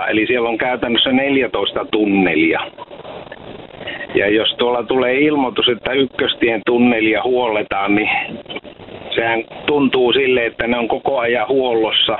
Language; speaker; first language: Finnish; native; Finnish